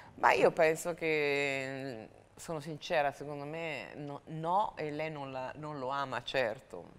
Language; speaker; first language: Italian; native; Italian